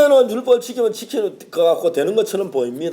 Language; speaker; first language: Korean; native; Korean